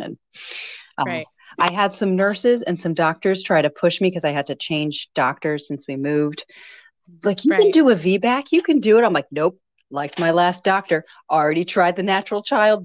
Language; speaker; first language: English; native; English